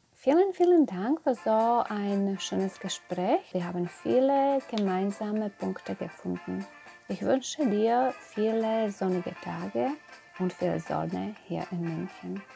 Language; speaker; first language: German; non-native, fluent; Slovak